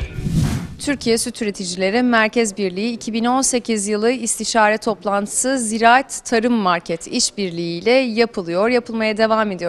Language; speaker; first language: Turkish; native; Turkish